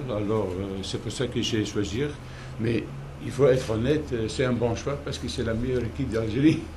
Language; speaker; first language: French; non-native, local second language; Dutch